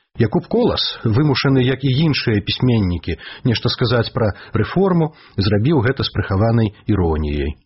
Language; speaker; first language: Belarusian; native; Belarusian